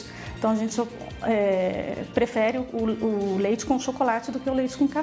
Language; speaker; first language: Portuguese; native; Portuguese